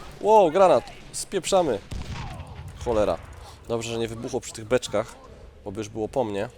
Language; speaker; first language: Polish; native; Polish